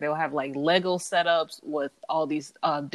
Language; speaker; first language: English; native; English